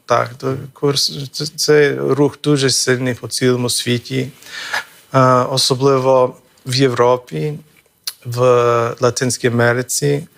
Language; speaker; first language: Ukrainian; non-native, fluent; English